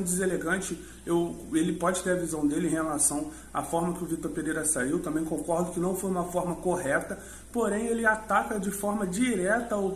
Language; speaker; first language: Portuguese; native; Portuguese